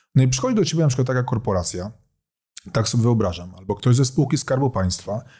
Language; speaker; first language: Polish; native; Polish